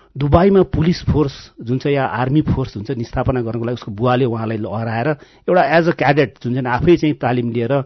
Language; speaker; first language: Nepali; non-native, local second language; Gurung